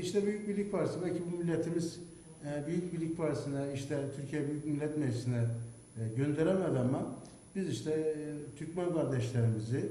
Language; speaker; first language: Turkish; native; Turkish